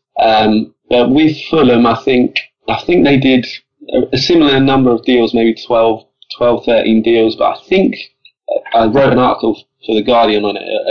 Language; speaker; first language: English; native; English